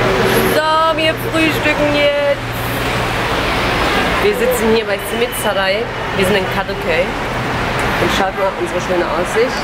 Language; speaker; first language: German; early bilingual, other home language; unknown